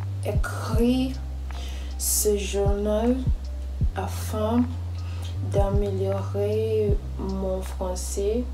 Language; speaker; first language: French; non-native, learner; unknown